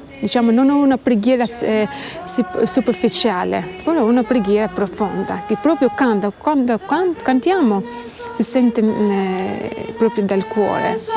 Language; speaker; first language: Italian; non-native, fluent; Albanian